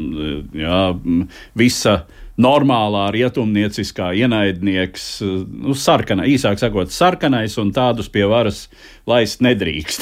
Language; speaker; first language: Latvian; native; Latvian